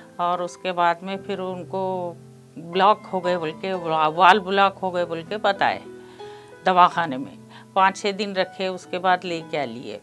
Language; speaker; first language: Hindi; non-native, local second language; Urdu